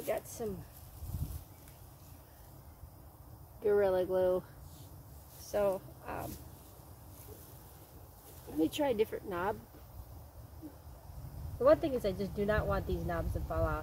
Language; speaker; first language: English; native; English